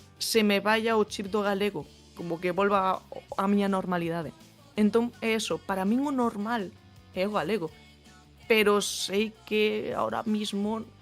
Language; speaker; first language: Galician; native; Galician